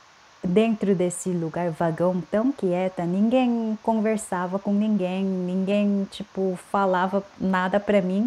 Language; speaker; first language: Portuguese; non-native, fluent; Korean